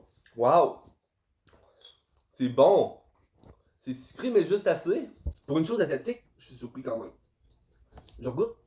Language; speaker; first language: French; native; French